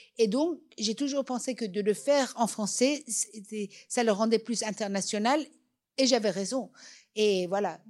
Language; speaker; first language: French; non-native, fluent; Persian